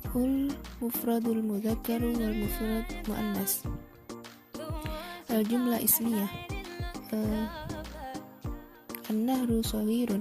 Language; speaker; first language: Arabic; non-native, learner; Indonesian